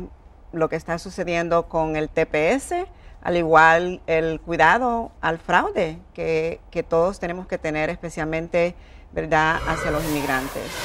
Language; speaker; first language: Spanish; native; Spanish